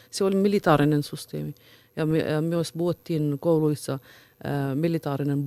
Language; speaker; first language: Finnish; non-native, fluent; Arabic